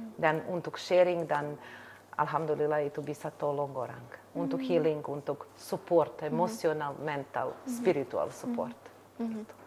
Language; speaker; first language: Indonesian; non-native, learner; Serbian